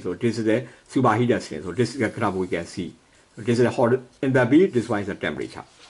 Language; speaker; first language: English; non-native, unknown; Burmese